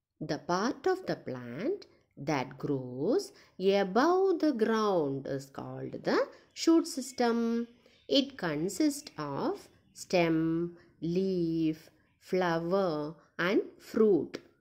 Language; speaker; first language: English; non-native, local second language; Tamil